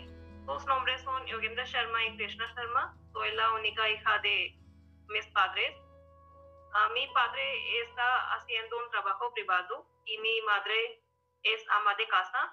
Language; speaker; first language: Spanish; non-native, learner; Hindi